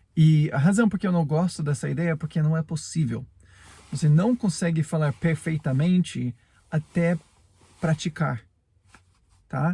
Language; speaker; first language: Portuguese; non-native, fluent; English